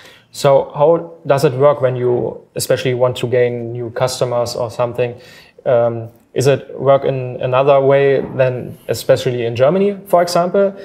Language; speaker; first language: English; non-native, fluent; German